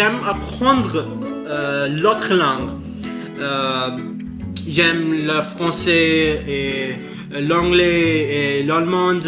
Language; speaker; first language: French; non-native, learner; Urdu